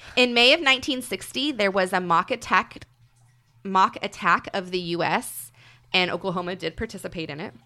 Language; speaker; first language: English; native; English